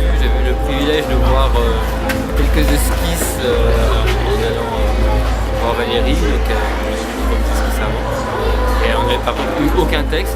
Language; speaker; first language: French; native; French